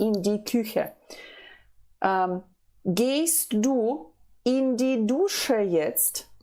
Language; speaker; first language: German; non-native, fluent; Ukrainian